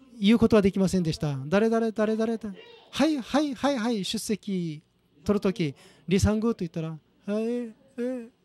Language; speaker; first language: Japanese; non-native, fluent; Korean